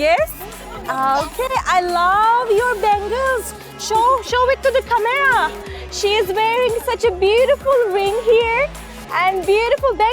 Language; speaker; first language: English; non-native, fluent; Turkish